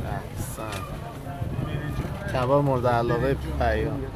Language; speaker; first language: Persian; native; Persian